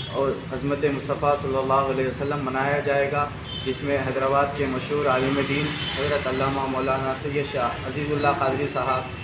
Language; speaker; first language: Urdu; native; Urdu